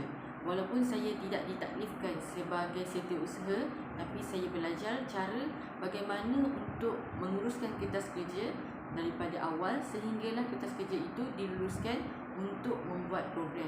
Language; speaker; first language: Malay; native; Malay